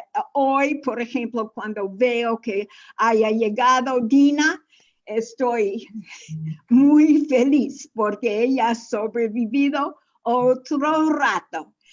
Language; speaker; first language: Spanish; non-native, fluent; English